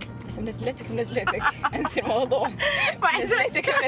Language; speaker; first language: Arabic; native; Arabic